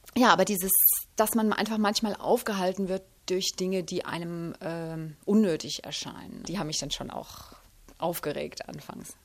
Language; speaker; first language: German; native; German